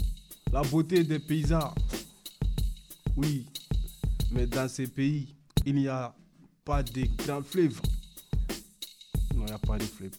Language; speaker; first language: French; non-native, learner; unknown